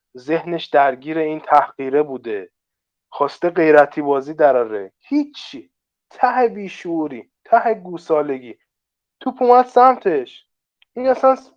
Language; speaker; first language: Persian; native; Persian